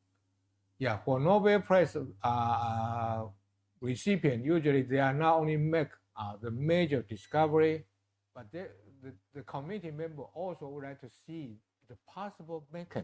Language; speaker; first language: English; non-native, fluent; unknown